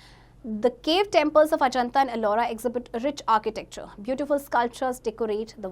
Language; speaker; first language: English; non-native, local second language; Hindi